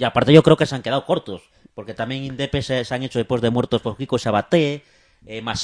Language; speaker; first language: Spanish; native; Spanish